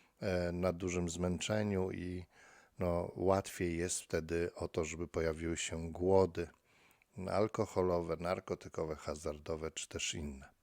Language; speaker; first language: Polish; native; Polish